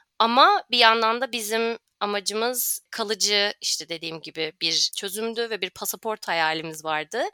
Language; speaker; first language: Turkish; native; Turkish